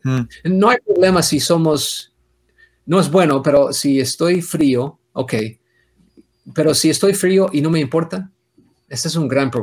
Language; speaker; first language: Spanish; non-native, fluent; English